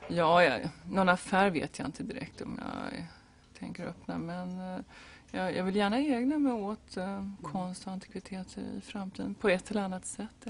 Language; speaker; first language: Swedish; native; Swedish